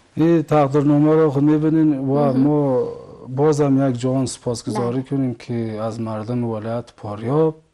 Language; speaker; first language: Persian; native; Persian